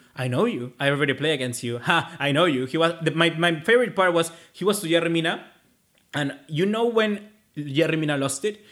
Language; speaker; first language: English; non-native, fluent; Spanish